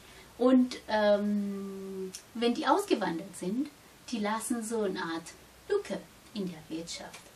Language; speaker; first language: German; non-native, fluent; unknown